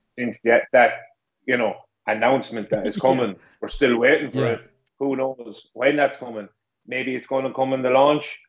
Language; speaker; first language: English; native; English